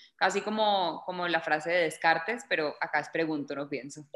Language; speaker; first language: Spanish; native; Spanish